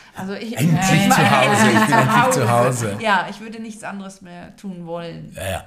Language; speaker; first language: German; native; German